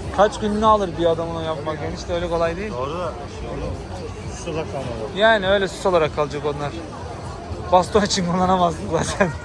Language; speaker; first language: Turkish; native; Turkish